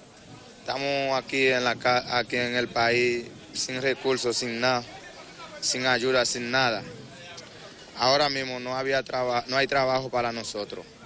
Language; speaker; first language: Spanish; non-native, learner; Haitian Creole